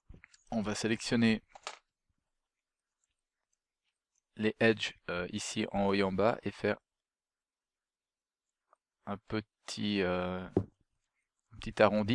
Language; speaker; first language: French; native; French